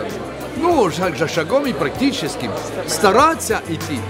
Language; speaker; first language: Russian; non-native, fluent; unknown